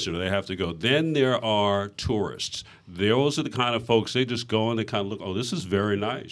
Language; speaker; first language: English; native; English